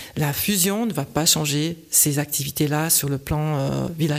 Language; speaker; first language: French; native; French